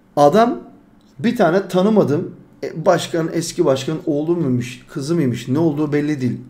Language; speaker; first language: Turkish; early bilingual, heritage; Turkish